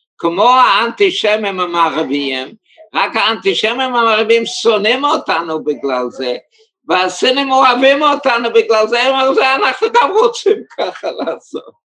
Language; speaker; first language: Hebrew; early bilingual, heritage; German